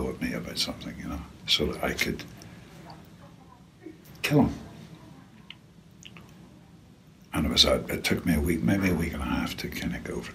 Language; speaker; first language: English; native; English